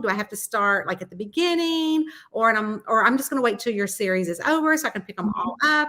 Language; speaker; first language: English; native; English